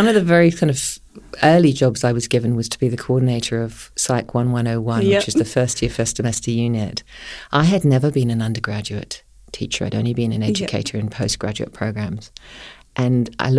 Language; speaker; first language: English; native; English